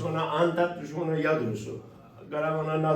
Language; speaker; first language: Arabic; non-native, fluent; Kashmiri